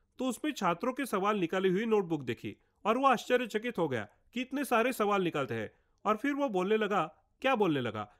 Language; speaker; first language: Hindi; non-native, local second language; Marathi